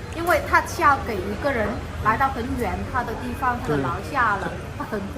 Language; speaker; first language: Chinese; non-native, learner; Vietnamese